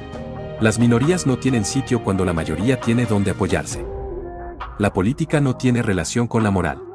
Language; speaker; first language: Spanish; native; Spanish